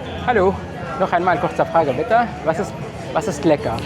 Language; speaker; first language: German; non-native, learner; Arabic